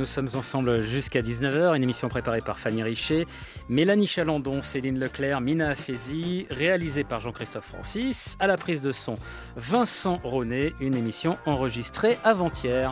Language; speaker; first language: French; native; French